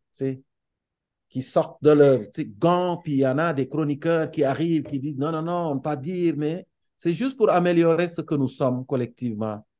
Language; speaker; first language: French; non-native, local second language; Serer